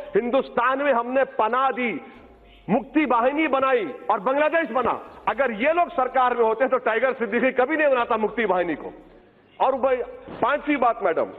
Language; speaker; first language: Urdu; native; Urdu